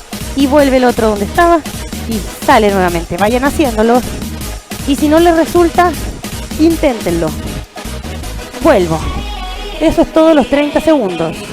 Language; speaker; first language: Spanish; native; Spanish